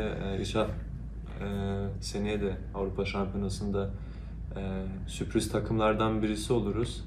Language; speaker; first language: Turkish; early bilingual, heritage; Turkish